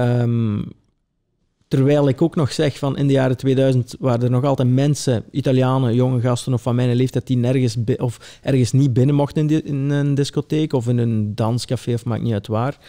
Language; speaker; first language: Dutch; early bilingual, other home language; Italian